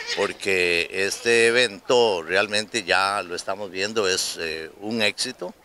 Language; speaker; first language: Spanish; native; Spanish